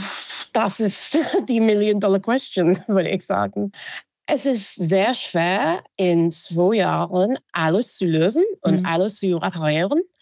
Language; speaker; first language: German; non-native, fluent; English